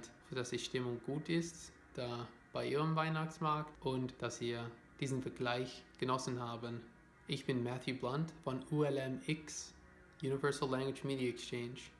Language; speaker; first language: German; non-native, fluent; English